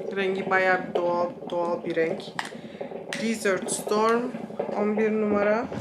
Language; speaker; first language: Turkish; early bilingual, heritage; Turkish